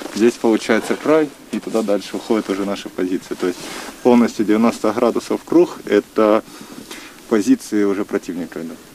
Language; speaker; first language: Russian; native; Russian